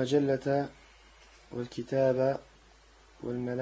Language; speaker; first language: Arabic; non-native, learner; French